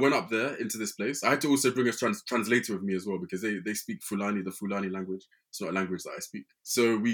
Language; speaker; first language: English; native; English